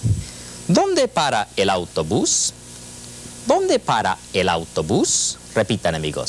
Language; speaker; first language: Spanish; non-native, fluent; English